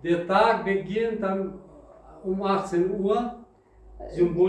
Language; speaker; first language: German; non-native, fluent; Russian